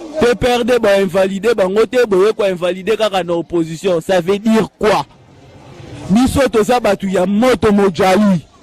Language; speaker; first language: Lingala; native; Lingala